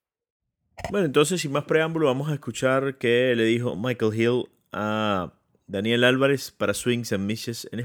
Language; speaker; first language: Spanish; native; Spanish